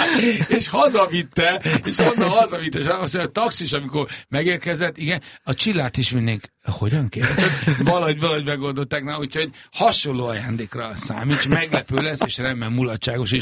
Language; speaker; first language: Hungarian; native; Hungarian